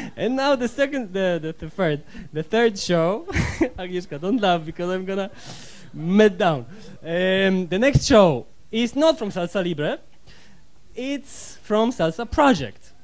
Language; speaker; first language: English; non-native, fluent; Polish